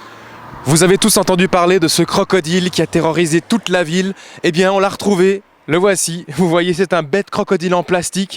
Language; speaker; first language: French; native; French